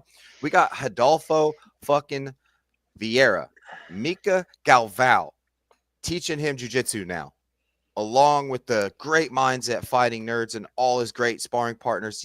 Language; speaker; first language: English; native; English